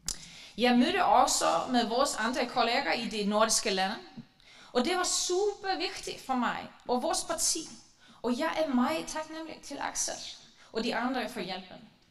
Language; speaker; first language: Danish; non-native, fluent; Icelandic